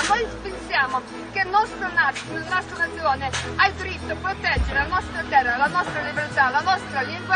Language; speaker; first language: Italian; non-native, learner; Ukrainian